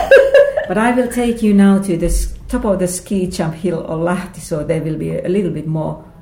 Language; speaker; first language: English; non-native, fluent; Finnish